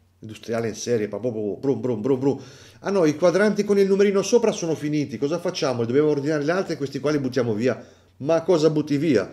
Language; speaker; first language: Italian; native; Italian